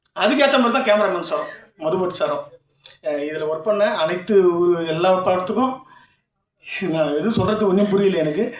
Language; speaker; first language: Tamil; native; Tamil